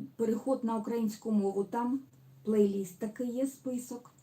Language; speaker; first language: Ukrainian; non-native, local second language; Russian